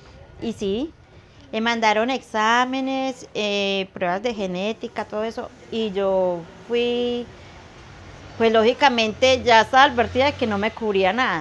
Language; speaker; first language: Spanish; native; Spanish